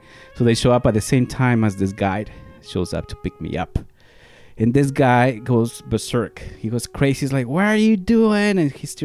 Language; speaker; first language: English; non-native, fluent; Spanish